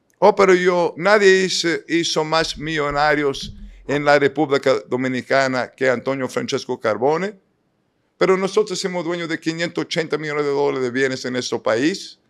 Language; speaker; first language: Spanish; non-native, fluent; English